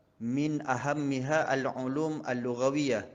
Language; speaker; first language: Arabic; non-native, fluent; Malay